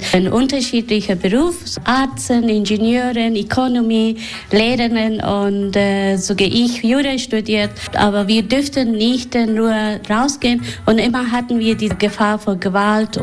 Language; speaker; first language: German; non-native, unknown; Persian